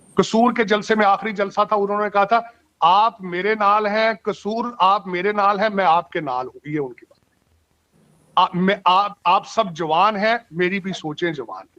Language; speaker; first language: Urdu; non-native, local second language; Punjabi